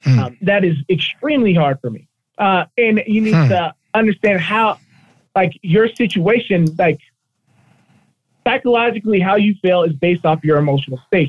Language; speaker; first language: English; native; English